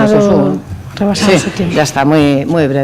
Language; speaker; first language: Spanish; native; Spanish